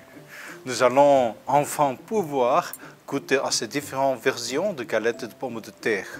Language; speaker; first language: French; non-native, fluent; Korean